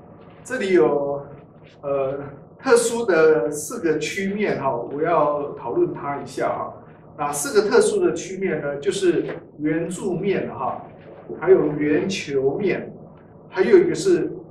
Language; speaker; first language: Chinese; native; Chinese